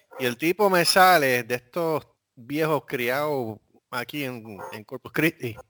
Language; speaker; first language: Spanish; native; Spanish